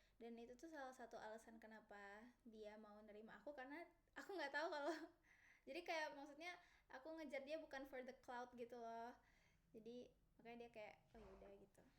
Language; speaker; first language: Indonesian; native; Indonesian